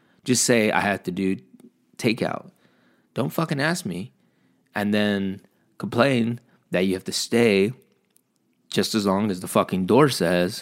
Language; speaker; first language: English; early bilingual, other home language; Spanish